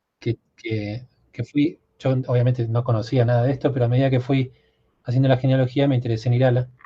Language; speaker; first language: Spanish; native; Spanish